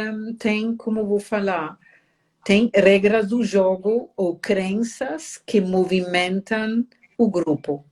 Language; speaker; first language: Portuguese; non-native, fluent; German